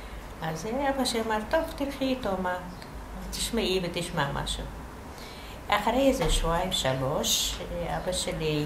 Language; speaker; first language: Hebrew; non-native, fluent; Yiddish